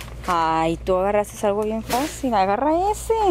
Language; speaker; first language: Spanish; native; Spanish